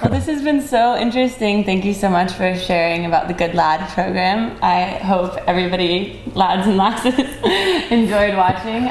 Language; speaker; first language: English; native; English